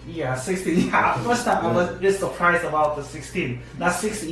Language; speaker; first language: English; non-native, learner; Korean